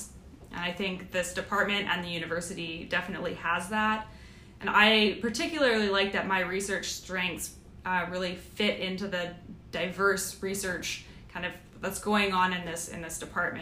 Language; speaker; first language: English; native; English